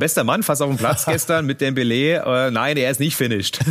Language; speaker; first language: German; native; German